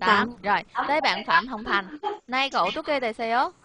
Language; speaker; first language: Vietnamese; native; Vietnamese